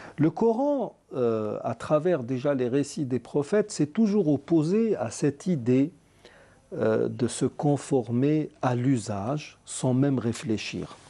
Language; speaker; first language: French; non-native, local second language; Arabic